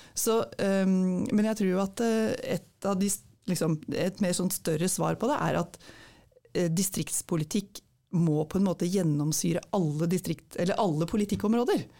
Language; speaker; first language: Norwegian; native; Norwegian